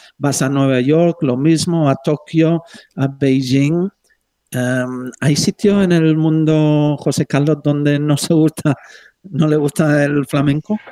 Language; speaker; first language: Spanish; non-native, fluent; English